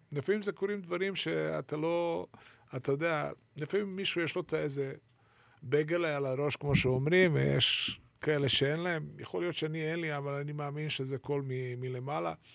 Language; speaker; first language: Hebrew; non-native, local second language; Arabic